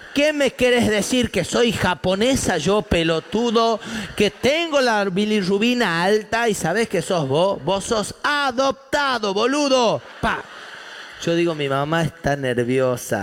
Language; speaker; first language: Spanish; native; Spanish